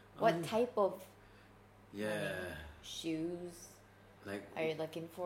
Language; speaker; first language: English; non-native, learner; Japanese